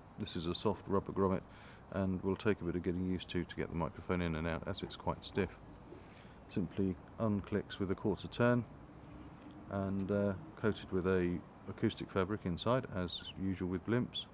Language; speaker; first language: English; native; English